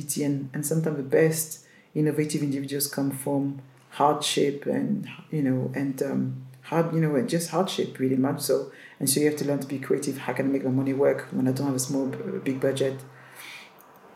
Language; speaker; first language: English; non-native, fluent; French